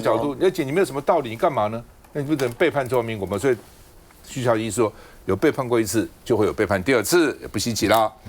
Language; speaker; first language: Chinese; native; Chinese